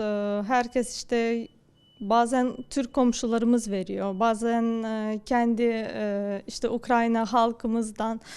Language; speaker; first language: Turkish; non-native, fluent; Ukrainian